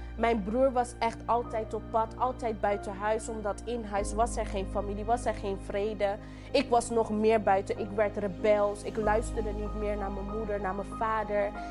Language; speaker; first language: Dutch; non-native, local second language; English